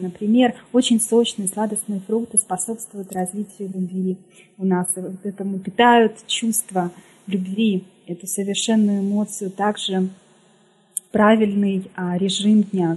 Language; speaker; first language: Russian; native; Russian